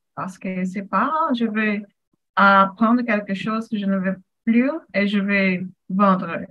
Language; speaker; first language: French; non-native, fluent; Portuguese